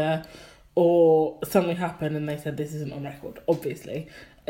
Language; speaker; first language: English; native; English